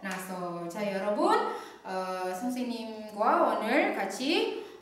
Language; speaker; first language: Korean; non-native, fluent; Indonesian